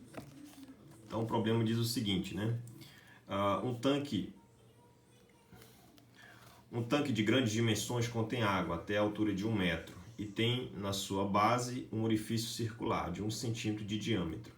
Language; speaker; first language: Portuguese; native; Portuguese